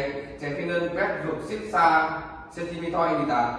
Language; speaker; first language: Korean; non-native, learner; Vietnamese